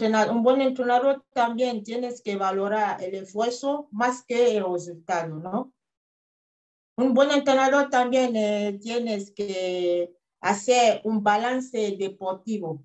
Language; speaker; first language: Spanish; non-native, fluent; French